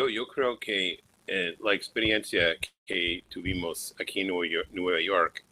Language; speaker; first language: Spanish; non-native, fluent; English